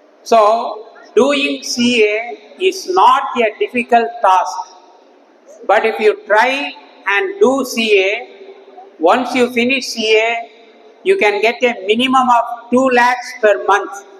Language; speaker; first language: English; non-native, local second language; Tamil